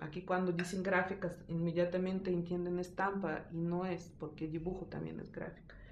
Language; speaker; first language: Spanish; non-native, fluent; Russian